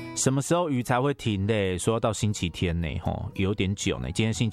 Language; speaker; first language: Chinese; native; Chinese